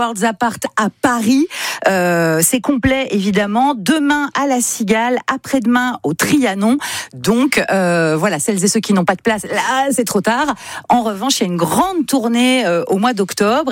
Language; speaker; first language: French; native; French